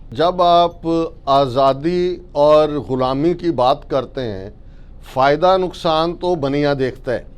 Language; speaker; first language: Urdu; non-native, local second language; Punjabi